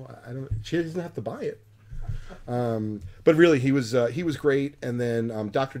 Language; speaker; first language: English; native; English